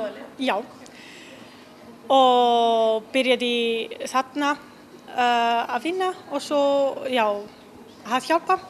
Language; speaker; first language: Icelandic; non-native, learner; Italian